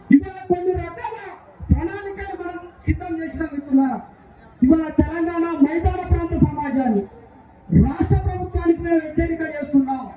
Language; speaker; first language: Telugu; non-native, local second language; Koya